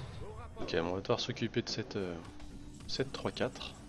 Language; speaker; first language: French; native; French